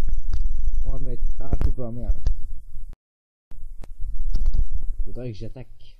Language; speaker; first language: French; native; French